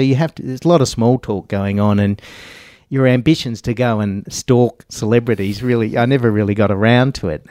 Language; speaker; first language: English; native; English